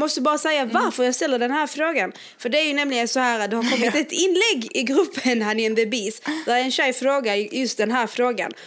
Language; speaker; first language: Swedish; early bilingual, other home language; Arabic